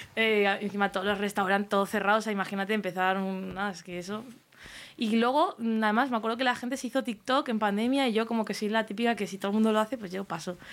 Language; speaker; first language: Spanish; native; Spanish